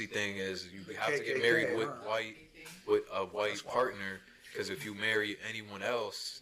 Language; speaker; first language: English; early bilingual, other home language; Spanish